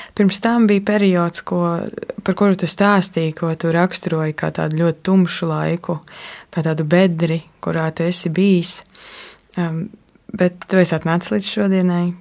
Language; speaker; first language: Latvian; native; Latvian